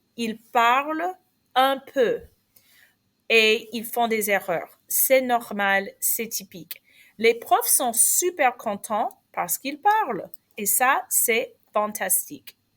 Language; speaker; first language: French; non-native, fluent; English